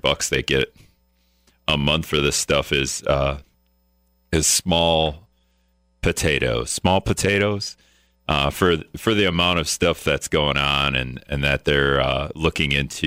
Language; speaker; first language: English; native; English